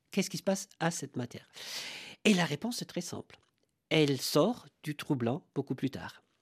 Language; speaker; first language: French; non-native, fluent; Italian